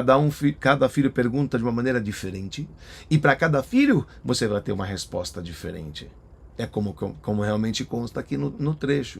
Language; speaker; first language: Portuguese; native; Portuguese